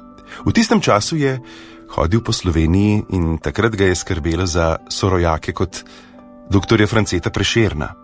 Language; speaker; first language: Slovenian; native; Slovenian